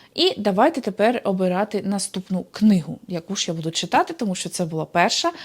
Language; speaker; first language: Ukrainian; native; Ukrainian